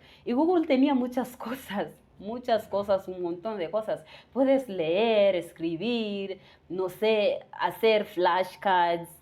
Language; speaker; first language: Spanish; non-native, fluent; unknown